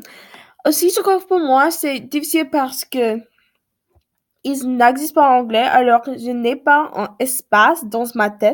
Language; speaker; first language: French; non-native, learner; English